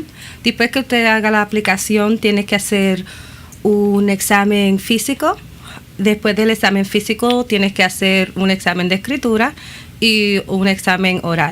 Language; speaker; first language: Spanish; early bilingual, other home language; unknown